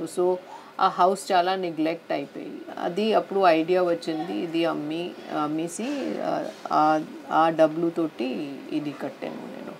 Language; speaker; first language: Telugu; non-native, learner; Hindi